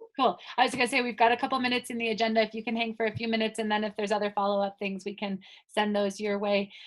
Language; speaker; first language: English; native; English